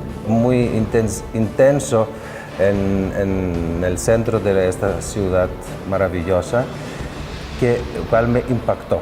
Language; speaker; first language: Spanish; non-native, fluent; Greek